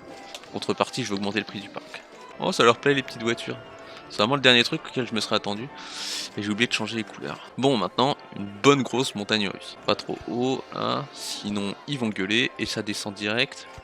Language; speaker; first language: French; native; French